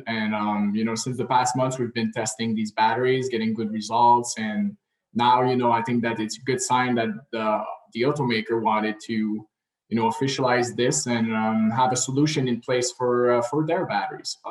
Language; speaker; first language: English; non-native, local second language; French